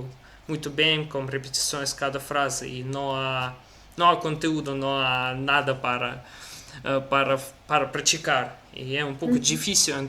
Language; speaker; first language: Portuguese; non-native, learner; Russian